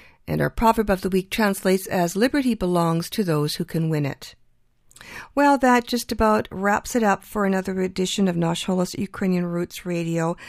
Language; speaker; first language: English; early bilingual, other home language; Ukrainian